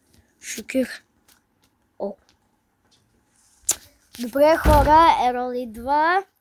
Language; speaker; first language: Bulgarian; non-native, local second language; Turkish